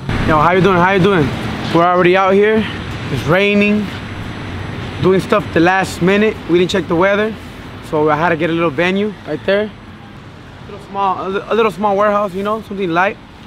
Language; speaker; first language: English; early bilingual, other home language; Spanish